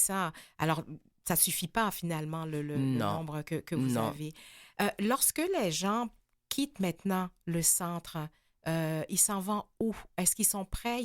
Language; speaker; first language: French; native; French